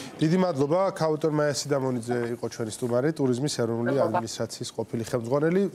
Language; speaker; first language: Georgian; native; Georgian